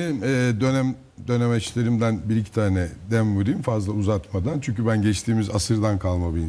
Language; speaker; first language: Turkish; native; Turkish